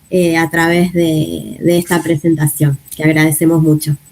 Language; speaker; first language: Spanish; native; Spanish